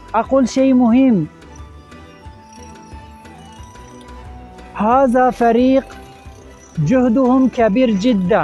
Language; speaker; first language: Arabic; non-native, learner; Indonesian